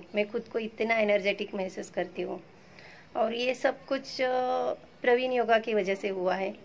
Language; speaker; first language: Hindi; non-native, local second language; Marathi